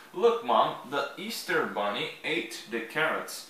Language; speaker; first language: English; non-native, fluent; Portuguese